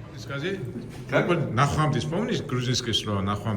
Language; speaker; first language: Russian; non-native, fluent; Georgian